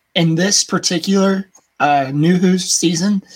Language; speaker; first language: English; native; English